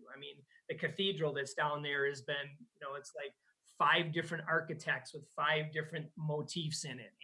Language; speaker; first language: English; native; English